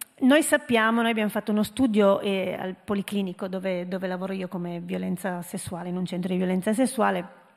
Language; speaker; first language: Italian; early bilingual, heritage; Italian